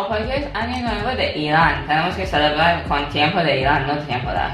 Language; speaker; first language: Spanish; non-native, learner; Persian